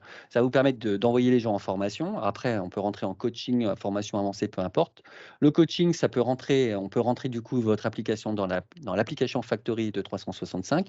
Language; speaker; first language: French; native; French